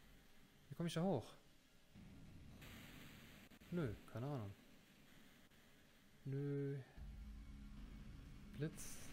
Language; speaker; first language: German; native; German